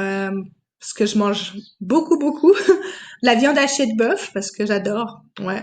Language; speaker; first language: French; native; French